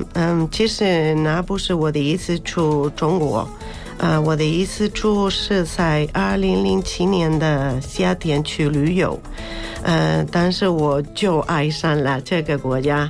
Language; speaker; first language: Chinese; non-native, fluent; Spanish